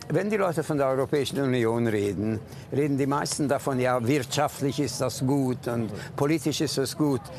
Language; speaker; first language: German; early bilingual, other home language; Hungarian